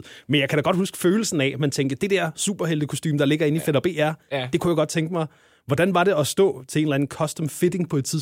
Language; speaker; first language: Danish; native; Danish